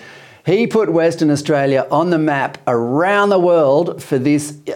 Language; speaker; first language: English; native; English